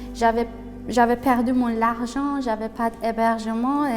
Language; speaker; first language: French; non-native, learner; Persian